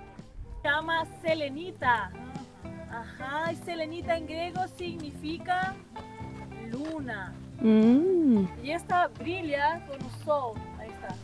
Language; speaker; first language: Portuguese; non-native, learner; Spanish